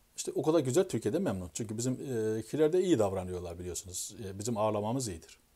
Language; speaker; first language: Turkish; native; Turkish